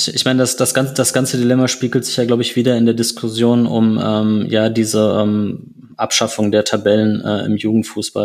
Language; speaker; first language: German; native; German